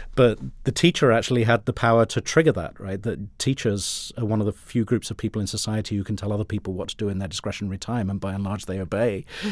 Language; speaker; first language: English; native; English